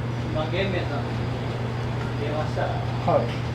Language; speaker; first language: Japanese; native; Japanese